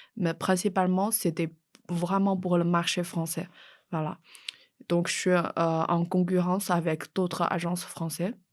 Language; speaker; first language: French; non-native, fluent; Chinese